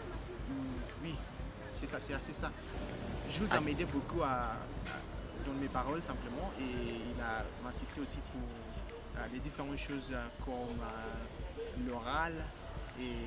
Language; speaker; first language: French; non-native, learner; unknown